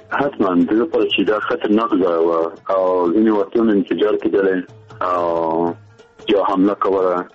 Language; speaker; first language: Pashto; non-native, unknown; English